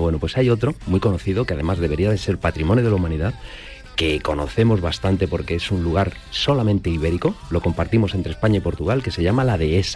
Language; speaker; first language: Spanish; native; Spanish